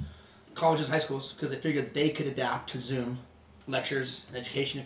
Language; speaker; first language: English; non-native, fluent; Swedish